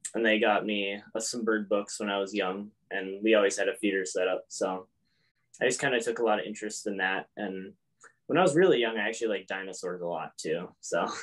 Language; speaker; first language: English; native; English